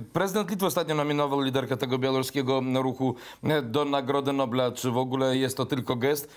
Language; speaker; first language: Polish; native; Polish